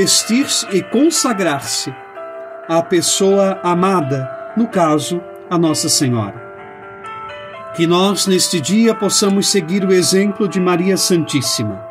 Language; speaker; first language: Portuguese; native; Portuguese